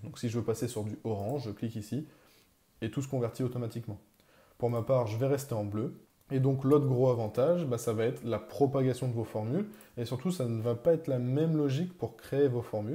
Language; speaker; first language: French; native; French